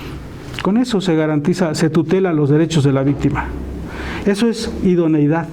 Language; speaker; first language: Spanish; native; Spanish